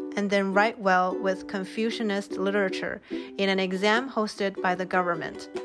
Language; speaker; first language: English; non-native, fluent; Chinese